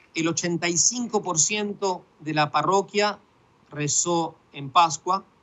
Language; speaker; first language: Spanish; native; Spanish